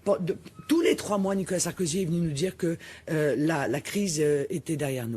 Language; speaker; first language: French; native; French